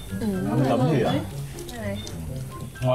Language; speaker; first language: Vietnamese; non-native, learner; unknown